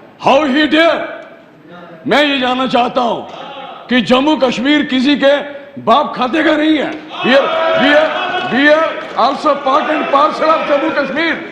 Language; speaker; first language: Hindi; non-native, local second language; Dogri